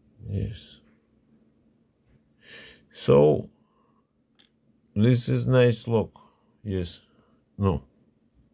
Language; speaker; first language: English; non-native, learner; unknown